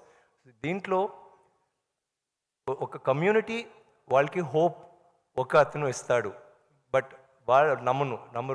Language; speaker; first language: Telugu; non-native, learner; Tamil